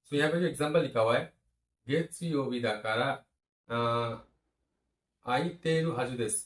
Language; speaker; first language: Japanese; non-native, fluent; Bangla